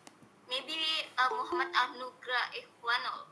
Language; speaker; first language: English; non-native, learner; Indonesian